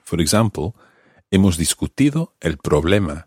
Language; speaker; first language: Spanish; non-native, fluent; English